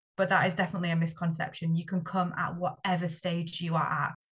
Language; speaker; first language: English; native; English